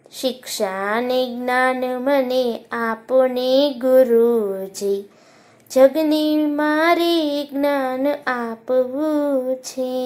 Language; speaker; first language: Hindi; non-native, local second language; Gujarati